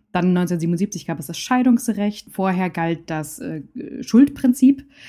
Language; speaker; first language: German; native; German